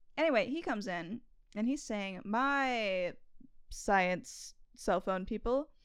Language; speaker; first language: English; native; English